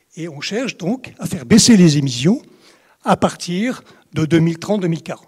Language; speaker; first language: French; native; French